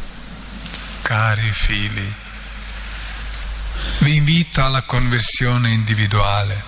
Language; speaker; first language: Italian; non-native, fluent; Croatian